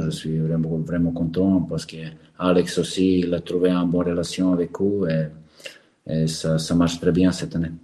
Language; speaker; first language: French; non-native, learner; Serbian